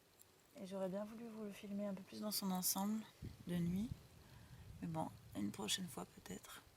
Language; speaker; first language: French; native; French